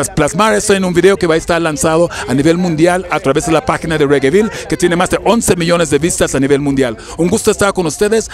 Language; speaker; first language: Spanish; non-native, fluent; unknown